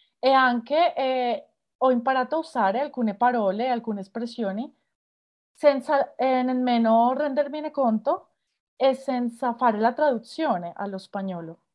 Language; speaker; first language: Italian; non-native, fluent; Spanish